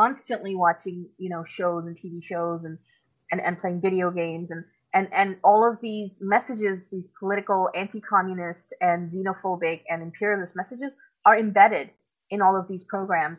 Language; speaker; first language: English; non-native, local second language; Urdu